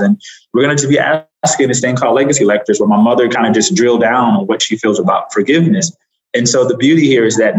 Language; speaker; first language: English; native; English